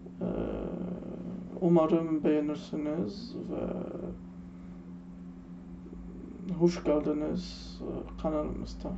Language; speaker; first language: Turkish; non-native, learner; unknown